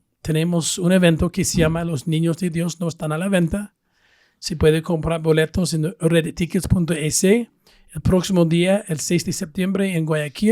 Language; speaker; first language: Spanish; non-native, fluent; English